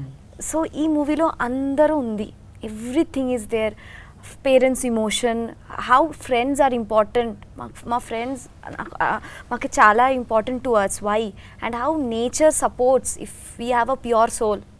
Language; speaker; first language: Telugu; non-native, learner; Bangla